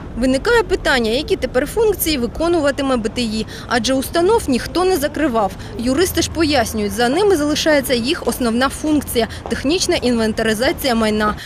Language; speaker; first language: Ukrainian; native; Ukrainian